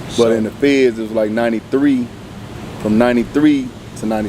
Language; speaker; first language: English; native; English